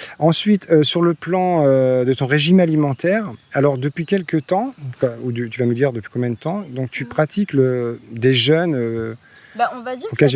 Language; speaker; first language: French; native; French